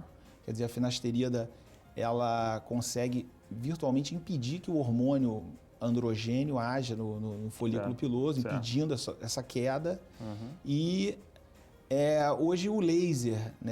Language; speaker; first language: Portuguese; native; Portuguese